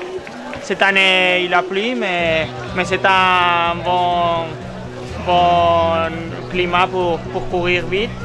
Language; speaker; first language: French; non-native, fluent; Spanish